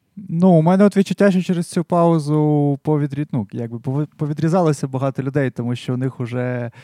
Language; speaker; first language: Ukrainian; non-native, local second language; Russian